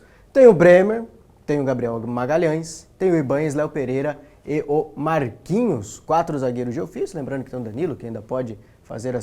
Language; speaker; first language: Portuguese; native; Portuguese